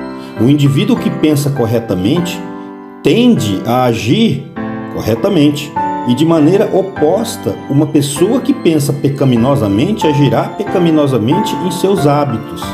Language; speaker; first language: Portuguese; native; Portuguese